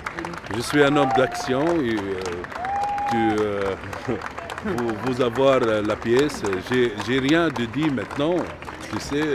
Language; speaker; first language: French; non-native, local second language; Arabic